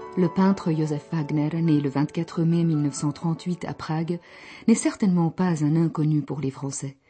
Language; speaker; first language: French; non-native, fluent; Czech